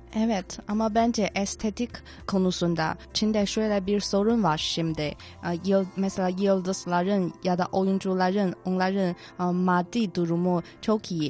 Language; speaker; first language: Turkish; non-native, learner; Chinese